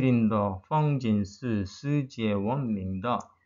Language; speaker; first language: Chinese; non-native, learner; Korean